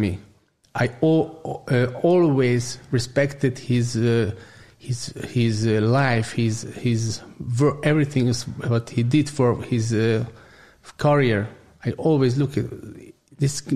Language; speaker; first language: English; non-native, learner; Hungarian